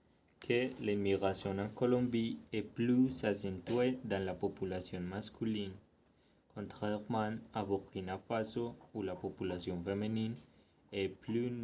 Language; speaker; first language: French; non-native, learner; Spanish